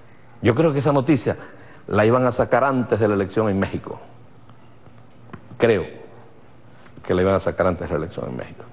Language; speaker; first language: Spanish; native; Spanish